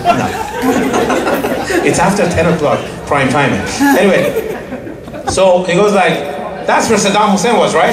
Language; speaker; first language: English; non-native, fluent; Persian